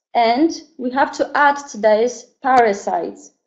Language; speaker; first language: English; non-native, fluent; Polish